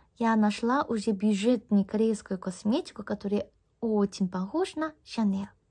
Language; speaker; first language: Russian; non-native, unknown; Korean